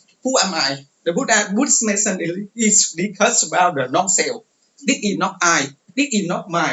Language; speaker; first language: English; non-native, learner; Vietnamese